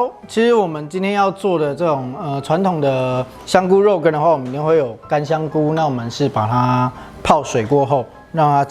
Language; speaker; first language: Chinese; native; Chinese